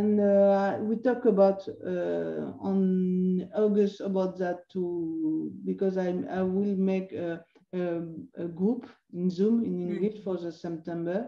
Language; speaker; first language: English; non-native, learner; French